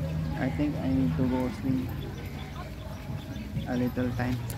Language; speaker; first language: English; non-native, local second language; Filipino